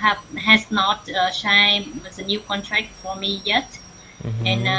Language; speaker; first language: English; non-native, learner; Vietnamese